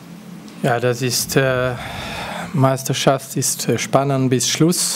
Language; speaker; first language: German; non-native, local second language; French